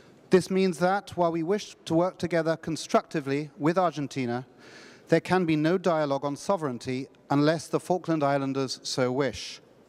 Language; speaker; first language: English; native; English